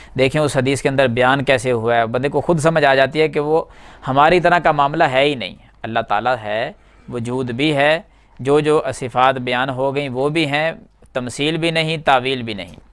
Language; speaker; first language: Urdu; native; Urdu